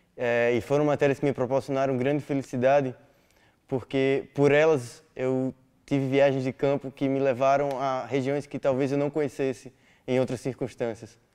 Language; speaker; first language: Portuguese; native; Portuguese